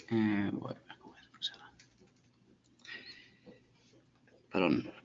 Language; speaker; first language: Spanish; non-native, fluent; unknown